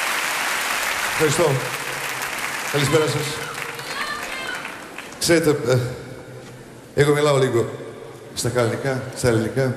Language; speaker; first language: Greek; non-native, learner; Serbian